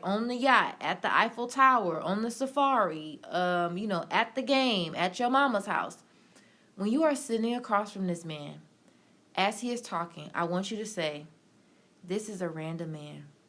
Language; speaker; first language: English; native; English